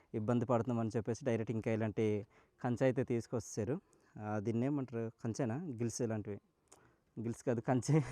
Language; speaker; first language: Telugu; non-native, local second language; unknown